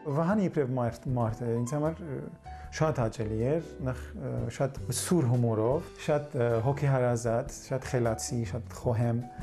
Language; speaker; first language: Armenian; early bilingual, heritage; Armenian